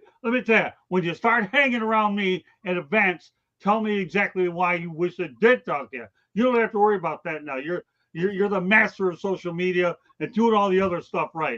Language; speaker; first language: English; native; English